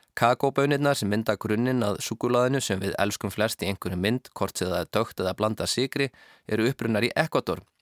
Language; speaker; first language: Icelandic; native; Icelandic